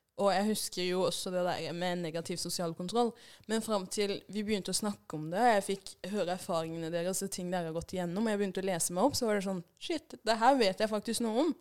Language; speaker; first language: Norwegian; early bilingual, other home language; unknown